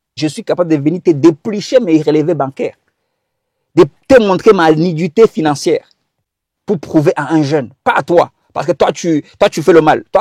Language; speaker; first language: French; early bilingual, other home language; Kinyarwanda